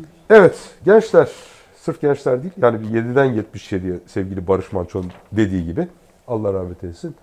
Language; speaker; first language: Turkish; native; Turkish